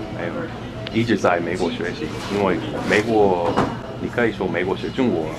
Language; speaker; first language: Chinese; non-native, learner; English